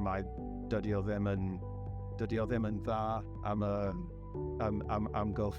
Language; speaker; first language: Welsh; non-native, learner; English